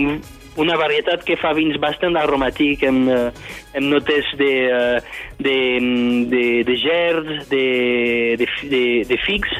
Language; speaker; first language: Catalan; non-native, fluent; French